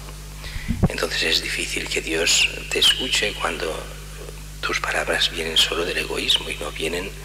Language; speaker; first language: Spanish; native; Spanish